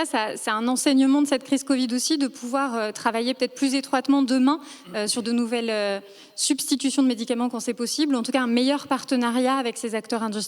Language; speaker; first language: French; native; French